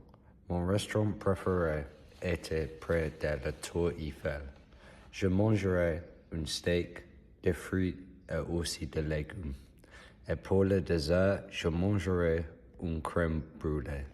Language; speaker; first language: French; non-native, learner; English